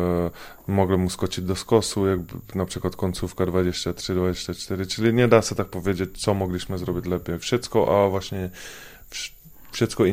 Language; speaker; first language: Polish; non-native, fluent; Czech